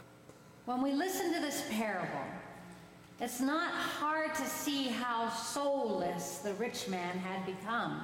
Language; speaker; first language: English; native; English